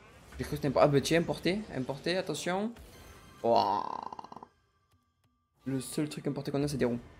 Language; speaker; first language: French; native; French